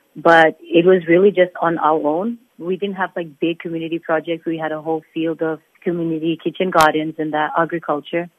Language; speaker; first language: English; non-native, fluent; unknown